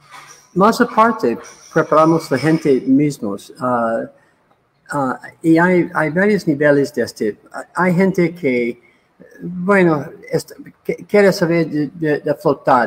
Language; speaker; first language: Spanish; non-native, learner; English